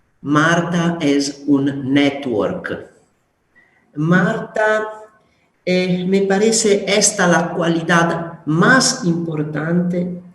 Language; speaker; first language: Spanish; non-native, fluent; Italian